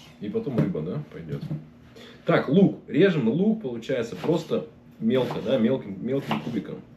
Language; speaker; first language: Russian; native; Russian